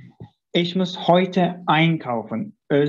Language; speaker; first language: German; non-native, learner; Turkish